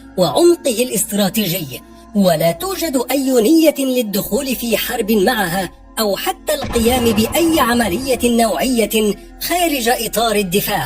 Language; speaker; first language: Arabic; native; Arabic